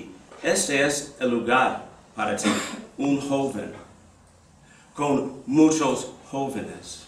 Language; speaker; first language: Spanish; non-native, fluent; English